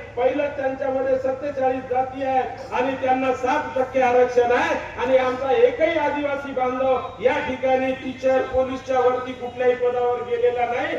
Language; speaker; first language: Marathi; non-native, local second language; Lambadi